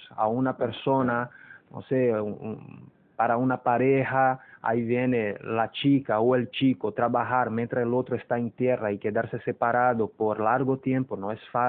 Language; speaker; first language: Spanish; non-native, fluent; Portuguese